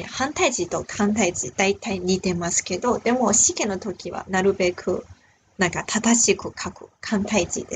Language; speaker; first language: Japanese; non-native, fluent; Chinese